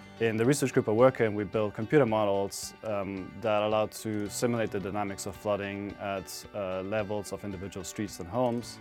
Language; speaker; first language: English; non-native, fluent; German